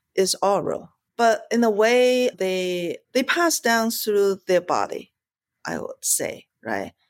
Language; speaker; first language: English; non-native, fluent; Chinese